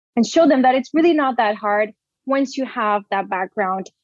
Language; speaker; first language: English; early bilingual, other home language; Portuguese